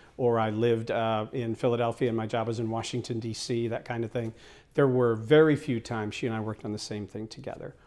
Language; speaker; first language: English; native; English